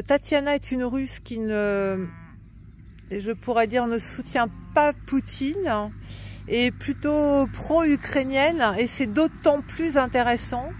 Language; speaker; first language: French; native; French